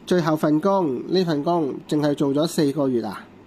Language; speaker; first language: Cantonese; native; Cantonese